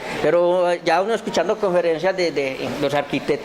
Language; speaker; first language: Spanish; native; Spanish